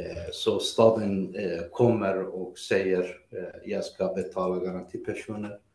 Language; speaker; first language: Swedish; non-native, fluent; Greek